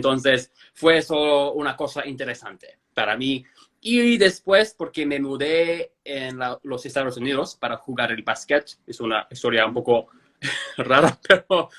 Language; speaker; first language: Spanish; non-native, fluent; English